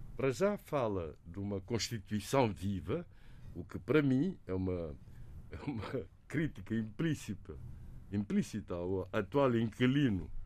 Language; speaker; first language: Portuguese; non-native, local second language; Kabuverdianu